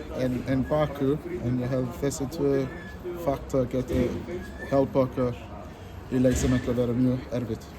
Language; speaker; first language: Icelandic; non-native, learner; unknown